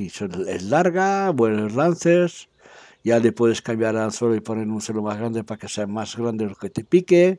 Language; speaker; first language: Spanish; native; Spanish